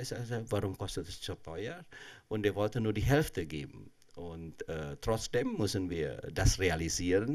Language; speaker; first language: German; non-native, fluent; Indonesian